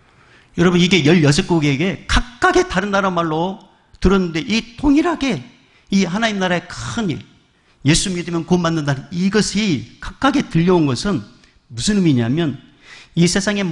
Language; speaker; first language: Korean; native; Korean